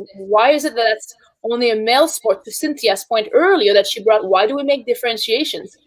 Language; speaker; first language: English; native; English